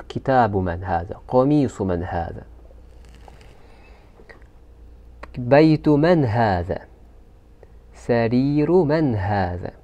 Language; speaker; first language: Arabic; non-native, fluent; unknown